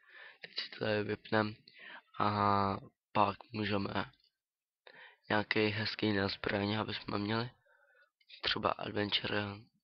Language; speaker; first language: Czech; native; Czech